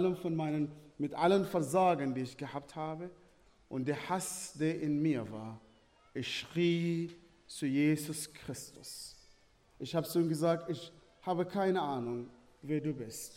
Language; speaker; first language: German; non-native, fluent; Arabic